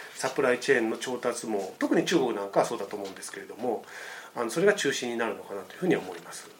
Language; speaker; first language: Japanese; native; Japanese